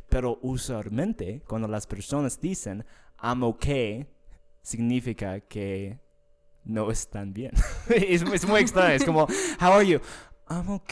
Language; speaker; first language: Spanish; non-native, fluent; English